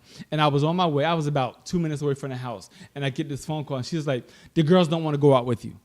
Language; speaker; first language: English; native; English